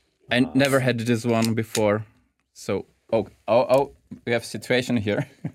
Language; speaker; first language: English; non-native, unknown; Czech